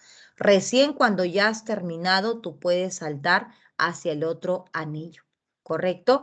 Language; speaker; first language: Spanish; native; Spanish